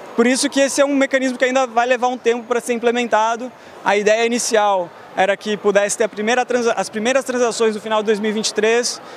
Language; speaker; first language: Portuguese; native; Portuguese